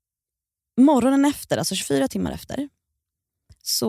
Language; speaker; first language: Swedish; native; Swedish